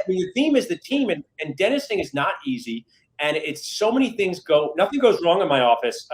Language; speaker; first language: English; native; English